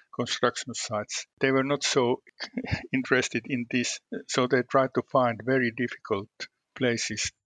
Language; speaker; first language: English; non-native, fluent; Finnish